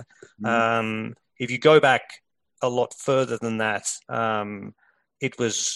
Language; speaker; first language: English; native; English